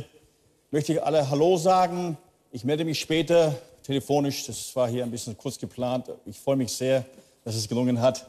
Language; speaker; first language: German; early bilingual, heritage; German